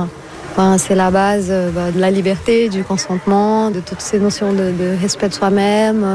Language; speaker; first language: French; non-native, fluent; Portuguese